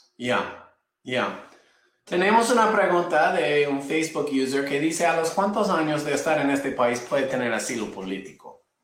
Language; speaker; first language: Spanish; non-native, fluent; English